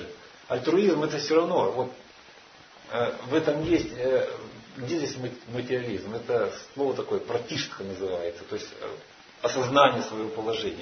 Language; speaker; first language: Russian; native; Russian